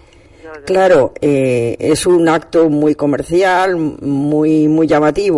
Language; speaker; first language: Spanish; native; Spanish